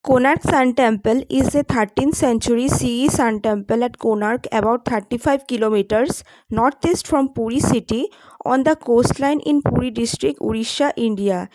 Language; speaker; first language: English; non-native, local second language; Bangla